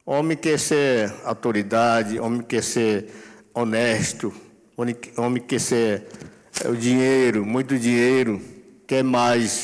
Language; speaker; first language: Portuguese; non-native, local second language; Yanomámi